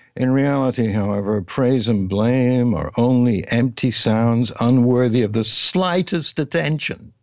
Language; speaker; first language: English; native; English